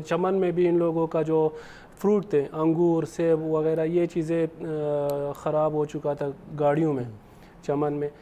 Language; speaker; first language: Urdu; non-native, fluent; Pashto